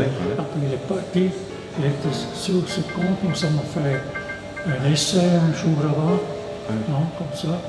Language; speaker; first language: French; non-native, local second language; German